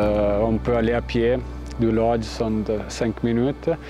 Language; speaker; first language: French; non-native, fluent; Italian